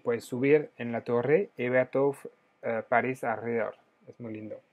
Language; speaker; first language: Spanish; non-native, fluent; French